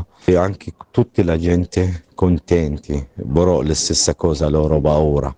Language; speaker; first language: Italian; non-native, learner; Arabic